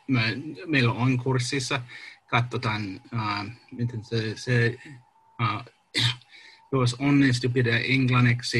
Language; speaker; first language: Finnish; non-native, learner; English